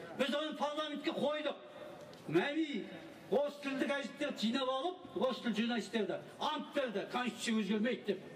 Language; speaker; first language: Kazakh; native; Kazakh